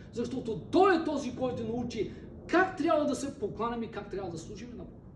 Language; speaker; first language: Bulgarian; non-native, local second language; Turkish